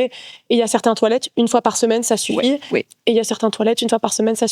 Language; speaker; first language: French; native; French